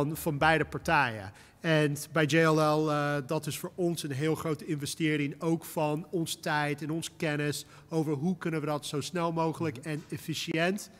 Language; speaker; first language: Dutch; non-native, fluent; English